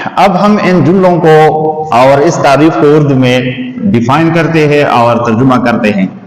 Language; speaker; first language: Urdu; native; Urdu